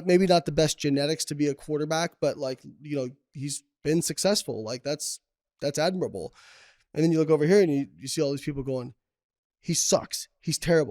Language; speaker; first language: English; native; English